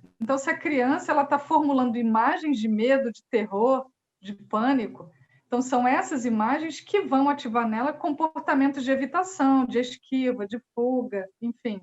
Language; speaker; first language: Portuguese; native; Portuguese